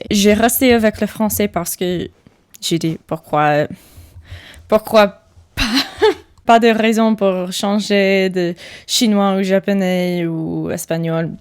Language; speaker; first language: French; non-native, learner; English